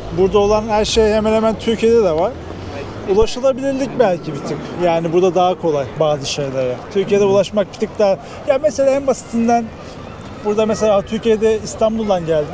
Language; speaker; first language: Turkish; native; Turkish